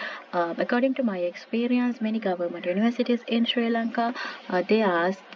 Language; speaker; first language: English; non-native, local second language; Sinhala